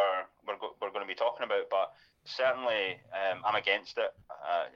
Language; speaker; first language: English; native; English